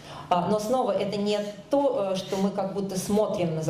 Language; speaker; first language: Russian; native; Russian